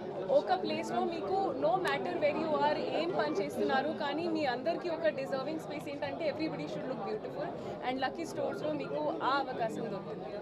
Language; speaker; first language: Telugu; non-native, fluent; Hindi